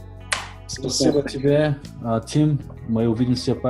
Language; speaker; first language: Russian; non-native, learner; Bulgarian